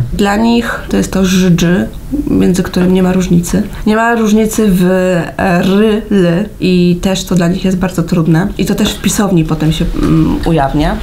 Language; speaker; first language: Polish; native; Polish